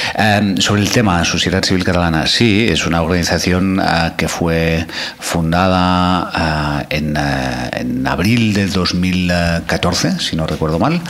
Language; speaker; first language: Spanish; non-native, local second language; Catalan